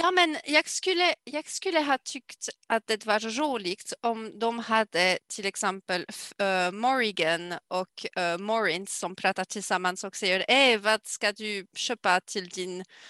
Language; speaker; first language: Swedish; non-native, fluent; French